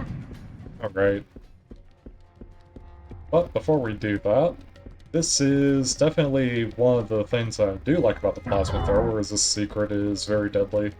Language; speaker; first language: English; native; English